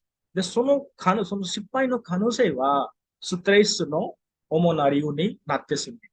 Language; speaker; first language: Japanese; non-native, fluent; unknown